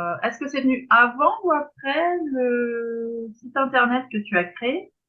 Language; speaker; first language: French; native; French